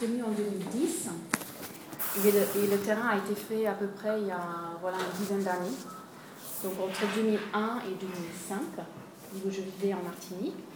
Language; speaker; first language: French; non-native, fluent; German